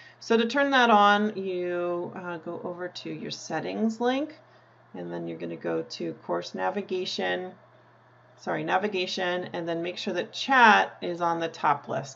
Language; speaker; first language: English; native; English